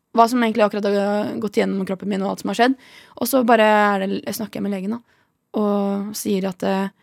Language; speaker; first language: Norwegian; native; Norwegian